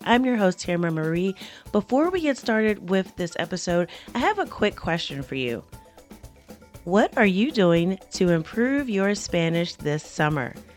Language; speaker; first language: English; native; English